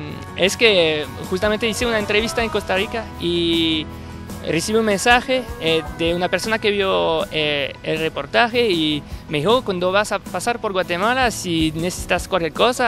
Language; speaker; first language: Spanish; non-native, fluent; French